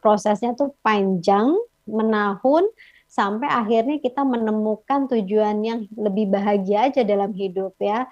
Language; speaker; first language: Indonesian; native; Indonesian